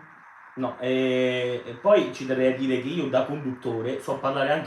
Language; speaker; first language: Italian; native; Italian